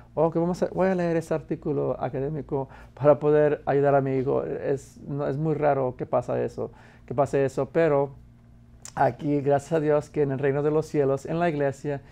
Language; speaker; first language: Spanish; non-native, fluent; English